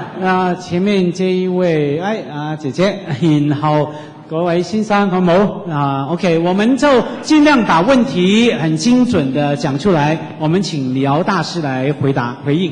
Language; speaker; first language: Chinese; non-native, local second language; Cantonese